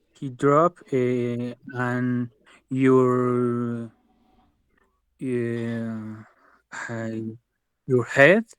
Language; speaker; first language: English; non-native, learner; Spanish